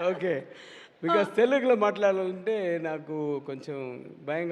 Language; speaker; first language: Telugu; non-native, learner; Tamil